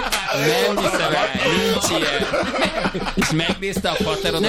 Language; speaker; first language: Hungarian; native; Hungarian